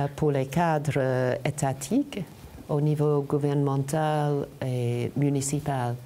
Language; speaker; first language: French; non-native, fluent; English